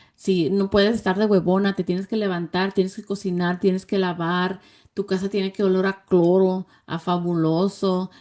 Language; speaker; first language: Spanish; early bilingual, heritage; Spanish